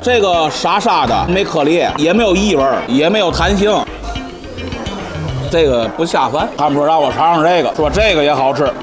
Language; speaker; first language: Chinese; native; Chinese